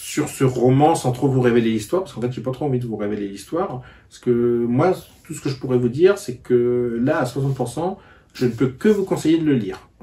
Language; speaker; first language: French; native; French